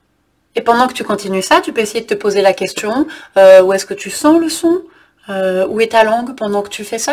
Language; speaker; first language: French; native; French